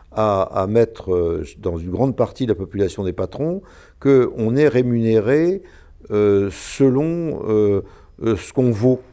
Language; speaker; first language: French; native; French